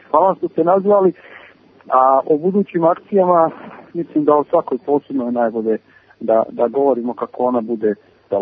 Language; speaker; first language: Serbian; native; Serbian